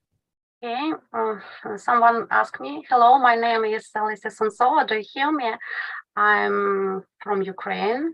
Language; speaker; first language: English; non-native, fluent; Ukrainian